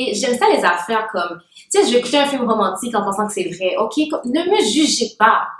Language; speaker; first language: French; non-native, local second language; Haitian Creole